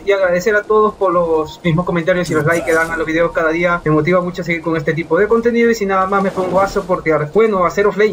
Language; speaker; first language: Spanish; native; Spanish